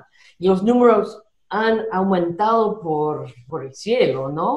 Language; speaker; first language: Spanish; non-native, fluent; English